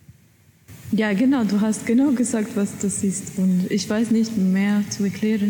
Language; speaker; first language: German; non-native, learner; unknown